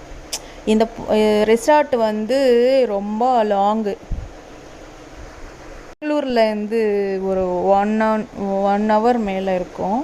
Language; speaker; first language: Tamil; non-native, local second language; Telugu